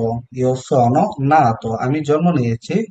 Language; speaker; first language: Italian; non-native, fluent; Bangla